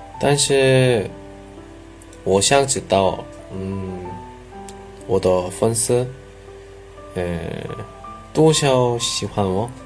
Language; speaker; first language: Chinese; non-native, learner; Korean